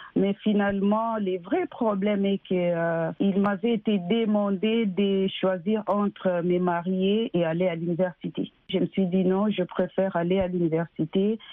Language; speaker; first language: French; non-native, local second language; Lingala